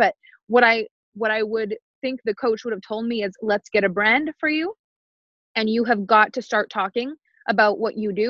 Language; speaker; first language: English; non-native, fluent; French